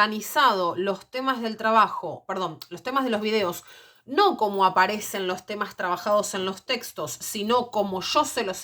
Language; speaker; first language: Spanish; native; Spanish